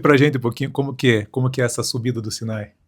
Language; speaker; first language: Portuguese; native; Portuguese